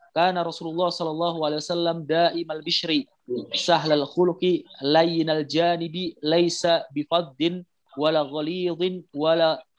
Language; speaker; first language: Arabic; non-native, fluent; Indonesian